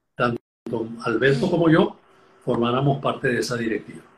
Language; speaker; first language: Spanish; native; Spanish